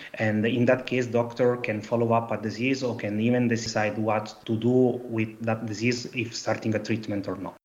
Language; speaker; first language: English; non-native, fluent; Italian